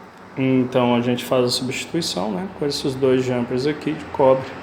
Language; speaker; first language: Portuguese; native; Portuguese